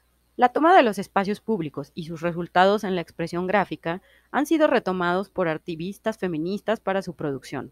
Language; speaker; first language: Spanish; native; Spanish